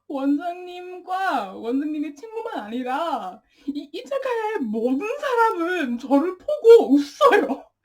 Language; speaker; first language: Korean; non-native, learner; English